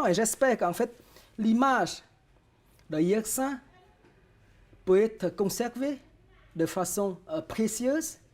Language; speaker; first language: French; non-native, fluent; Vietnamese